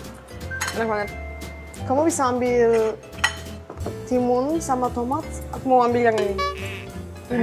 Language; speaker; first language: Indonesian; non-native, fluent; Turkish